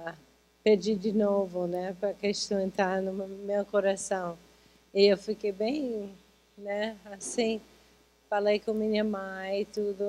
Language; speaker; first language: Portuguese; non-native, fluent; English